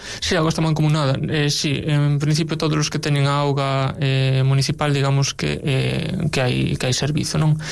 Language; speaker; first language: Galician; native; Galician